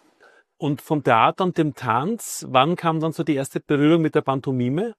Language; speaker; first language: German; native; German